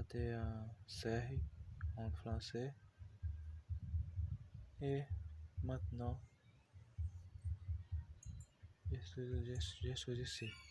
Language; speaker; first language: French; non-native, learner; Portuguese